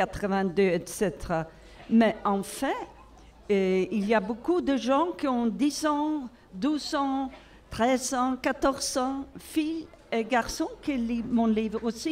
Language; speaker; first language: French; non-native, learner; Swedish